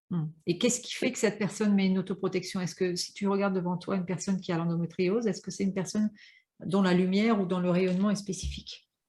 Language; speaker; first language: French; native; French